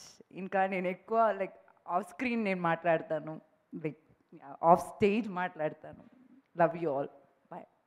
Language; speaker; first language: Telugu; non-native, local second language; Malayalam